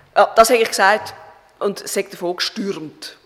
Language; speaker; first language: German; native; German